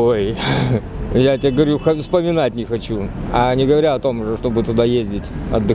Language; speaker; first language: Russian; native; Russian